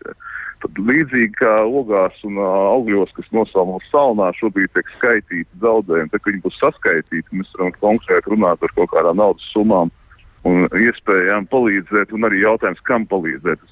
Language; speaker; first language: Latvian; native; Latvian